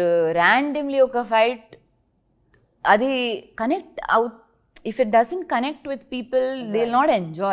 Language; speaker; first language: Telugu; non-native, learner; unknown